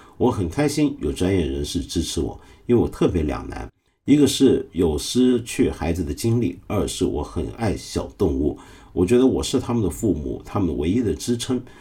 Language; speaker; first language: Chinese; non-native, local second language; Cantonese